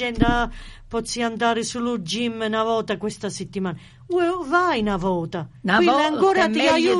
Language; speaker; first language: Italian; early bilingual, heritage; Italian